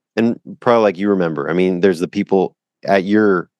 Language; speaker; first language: English; native; English